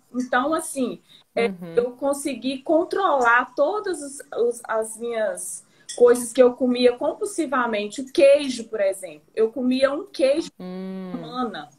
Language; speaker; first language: Portuguese; native; Portuguese